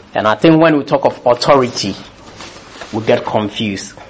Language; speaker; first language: English; non-native, local second language; Akan